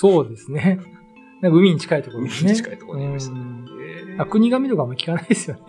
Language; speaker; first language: Japanese; native; Japanese